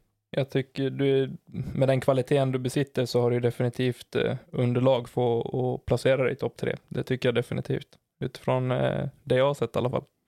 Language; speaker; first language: Swedish; native; Swedish